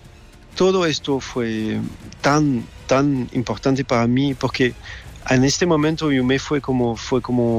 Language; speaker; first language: Spanish; non-native, learner; French